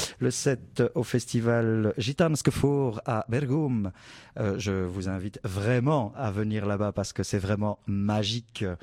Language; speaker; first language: French; native; French